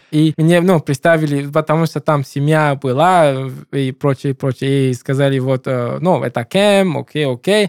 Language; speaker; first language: Russian; non-native, learner; English